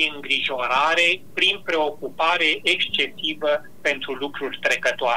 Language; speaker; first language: Romanian; native; Romanian